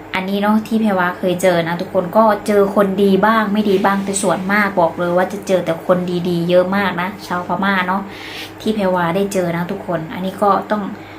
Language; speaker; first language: Thai; native; Thai